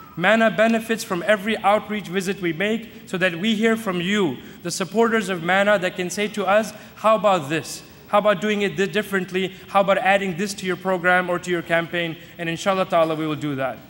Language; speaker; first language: English; native; English